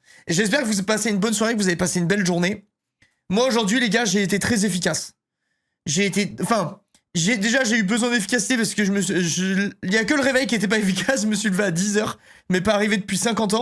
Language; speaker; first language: French; native; French